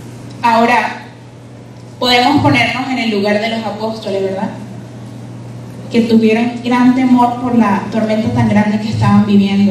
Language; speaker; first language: Spanish; native; Spanish